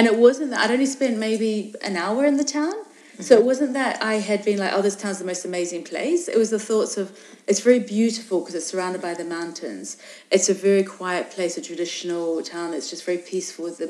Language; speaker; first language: English; native; English